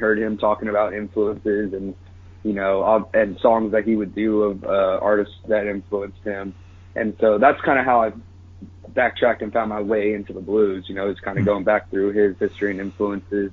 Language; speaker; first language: English; native; English